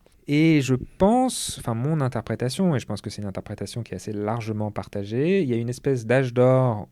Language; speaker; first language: French; native; French